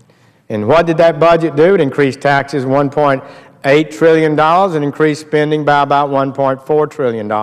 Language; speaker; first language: English; native; English